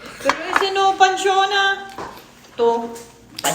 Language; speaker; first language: Spanish; non-native, learner; Filipino